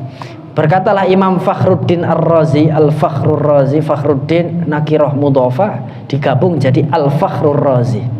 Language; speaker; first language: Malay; non-native, local second language; Javanese